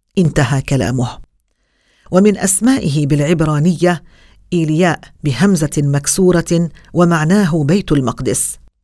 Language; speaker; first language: Arabic; native; Arabic